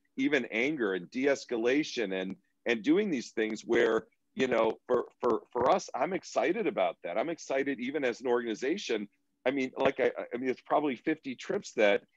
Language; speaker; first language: English; native; English